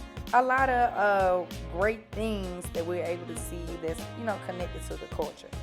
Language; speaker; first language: English; native; English